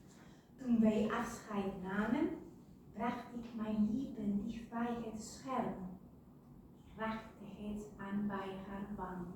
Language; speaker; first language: Dutch; non-native, fluent; Spanish